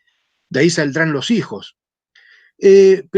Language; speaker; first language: Spanish; native; Spanish